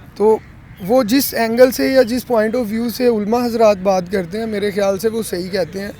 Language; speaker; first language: Urdu; native; Urdu